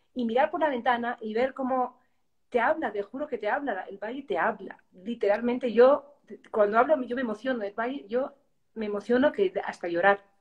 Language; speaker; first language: Spanish; native; Spanish